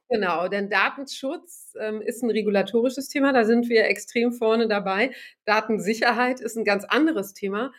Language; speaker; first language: German; native; German